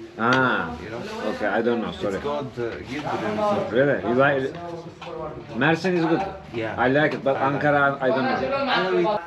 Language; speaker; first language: English; non-native, learner; Turkish